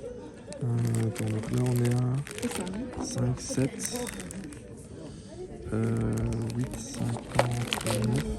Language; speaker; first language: French; native; French